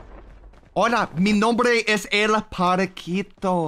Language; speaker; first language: Spanish; non-native, learner; English